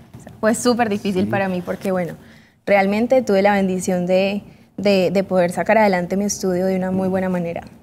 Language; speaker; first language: Spanish; native; Spanish